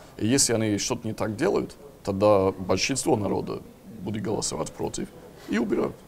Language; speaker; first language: Russian; non-native, fluent; English